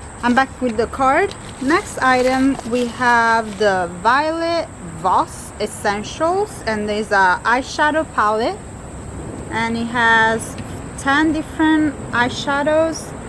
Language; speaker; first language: English; non-native, fluent; Italian